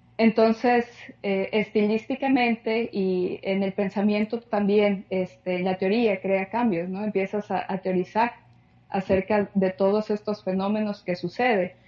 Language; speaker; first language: Spanish; native; Spanish